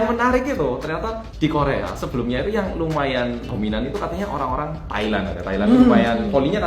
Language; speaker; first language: Indonesian; native; Indonesian